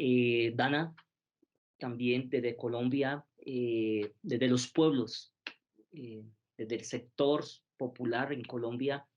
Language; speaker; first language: Spanish; native; Spanish